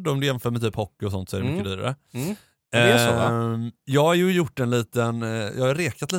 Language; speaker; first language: Swedish; native; Swedish